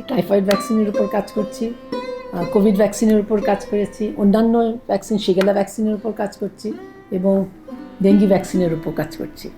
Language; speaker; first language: Bangla; native; Bangla